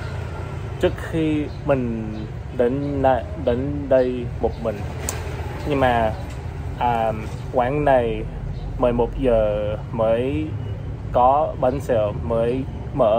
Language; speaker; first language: Vietnamese; non-native, learner; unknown